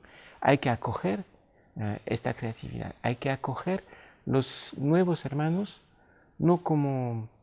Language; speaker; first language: Spanish; non-native, fluent; French